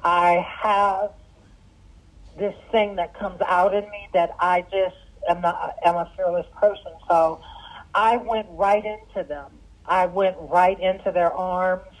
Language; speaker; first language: English; early bilingual, other home language; Arabic